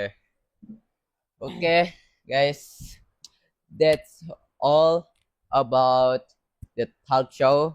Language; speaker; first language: English; non-native, learner; Indonesian